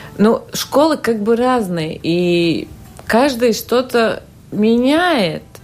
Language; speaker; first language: Russian; non-native, local second language; Latvian